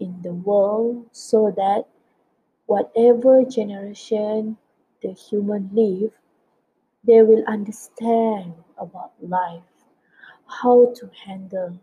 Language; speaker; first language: English; non-native, local second language; Malay